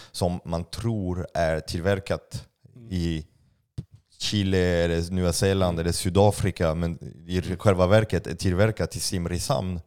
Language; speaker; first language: Swedish; non-native, fluent; French